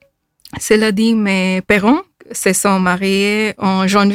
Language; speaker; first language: French; non-native, learner; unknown